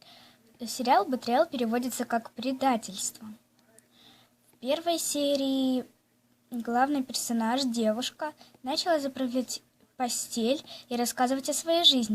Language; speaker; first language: Russian; native; Russian